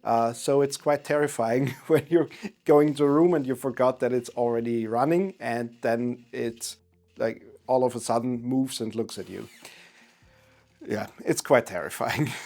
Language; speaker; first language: English; non-native, fluent; German